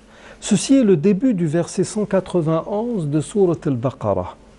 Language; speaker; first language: French; non-native, local second language; Arabic